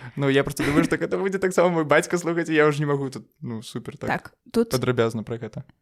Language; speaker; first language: Belarusian; non-native, local second language; Russian